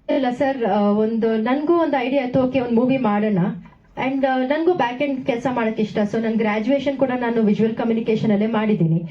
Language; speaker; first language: Kannada; non-native, local second language; Tamil